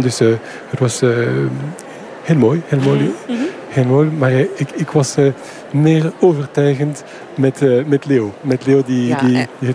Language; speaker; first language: Dutch; non-native, fluent; French